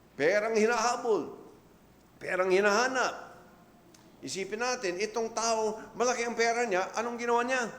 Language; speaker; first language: Filipino; non-native, fluent; English